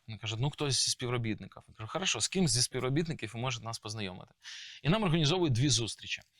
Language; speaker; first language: Ukrainian; native; Ukrainian